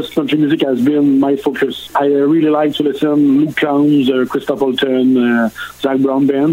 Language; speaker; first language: English; non-native, learner; French